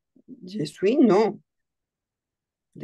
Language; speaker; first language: French; non-native, learner; Spanish